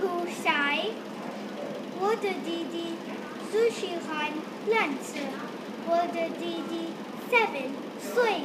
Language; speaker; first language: Chinese; non-native, learner; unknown